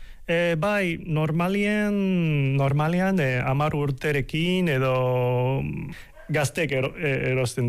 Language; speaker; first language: Basque; non-native, fluent; Cantonese